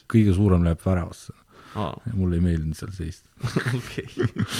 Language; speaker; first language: Estonian; non-native, local second language; Russian